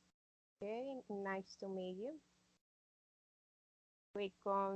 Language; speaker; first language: English; non-native, learner; Spanish